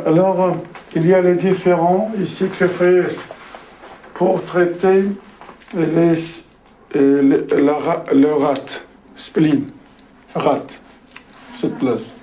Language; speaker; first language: French; non-native, learner; Uzbek